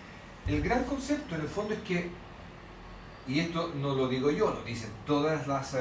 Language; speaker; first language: Spanish; native; Spanish